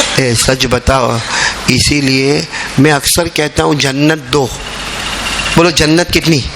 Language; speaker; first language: Urdu; native; Urdu